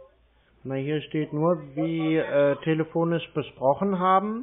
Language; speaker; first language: German; native; German